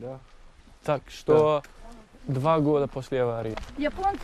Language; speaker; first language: Russian; non-native, learner; English